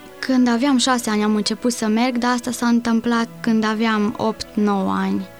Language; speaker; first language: Romanian; non-native, local second language; Hungarian